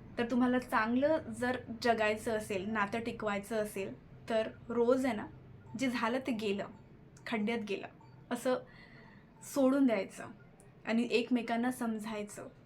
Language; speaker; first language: Marathi; non-native, local second language; Hindi